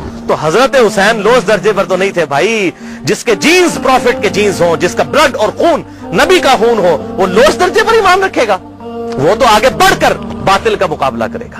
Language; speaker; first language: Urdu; non-native, local second language; Punjabi